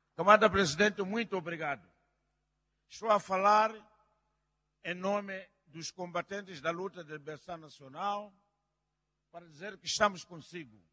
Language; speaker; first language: Portuguese; non-native, local second language; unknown